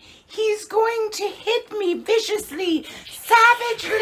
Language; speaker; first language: English; native; English